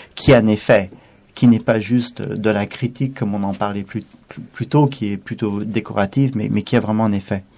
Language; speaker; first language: French; non-native, fluent; German